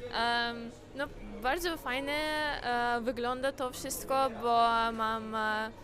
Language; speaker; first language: Polish; non-native, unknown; Ukrainian